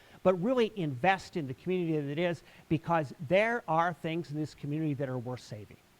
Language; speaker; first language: English; native; English